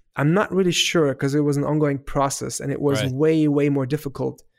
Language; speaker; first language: English; non-native, fluent; German